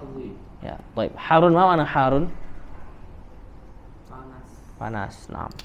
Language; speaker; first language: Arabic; non-native, fluent; Indonesian